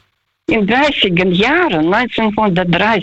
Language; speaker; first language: German; non-native, fluent; Russian